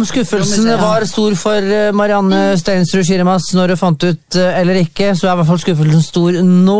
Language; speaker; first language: Norwegian; native; Norwegian